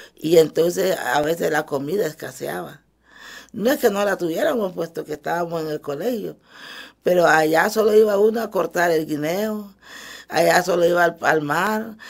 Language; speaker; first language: Spanish; early bilingual, other home language; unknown